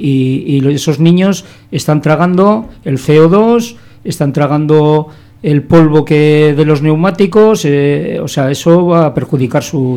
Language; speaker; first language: Spanish; native; Spanish